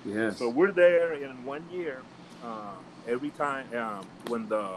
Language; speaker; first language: English; early bilingual, other home language; Spanish